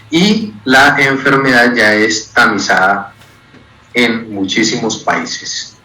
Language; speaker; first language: Spanish; native; Spanish